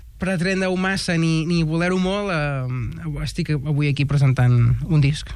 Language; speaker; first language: Catalan; native; Catalan